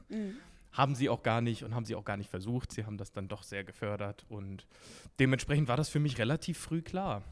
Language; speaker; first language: German; native; German